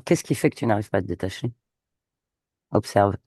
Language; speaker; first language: French; native; French